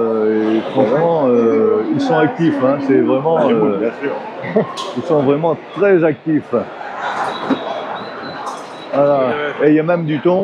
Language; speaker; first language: French; native; French